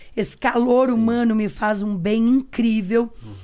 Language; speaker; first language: Portuguese; native; Portuguese